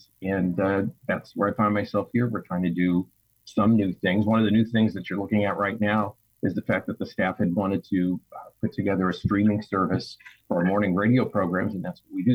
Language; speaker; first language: English; native; English